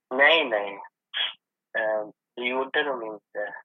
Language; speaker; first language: Swedish; non-native, fluent; Persian